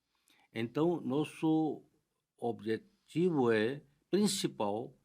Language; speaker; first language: Portuguese; non-native, fluent; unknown